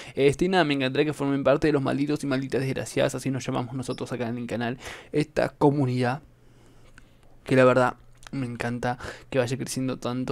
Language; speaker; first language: Spanish; native; Spanish